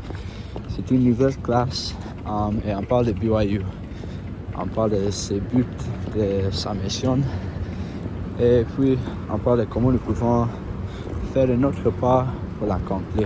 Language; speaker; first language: French; non-native, fluent; English